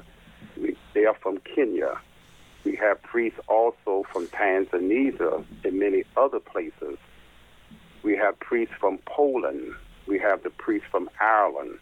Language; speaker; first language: English; native; English